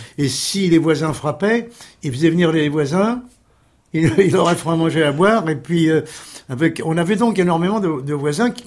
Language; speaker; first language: French; early bilingual, other home language; Armenian